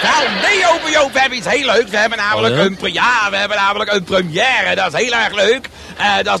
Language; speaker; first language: Dutch; native; Dutch